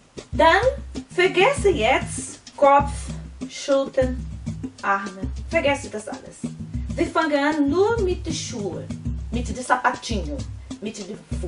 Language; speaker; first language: German; non-native, fluent; Portuguese